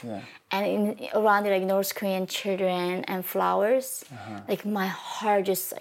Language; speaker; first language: English; non-native, fluent; Korean